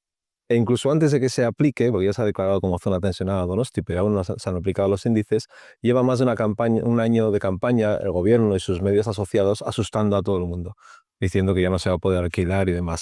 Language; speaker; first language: Spanish; native; Spanish